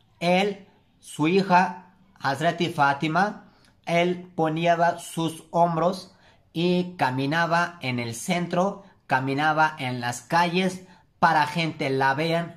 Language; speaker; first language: Spanish; non-native, learner; Turkish